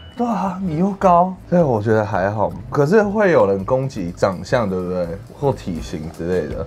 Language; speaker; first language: Chinese; native; Chinese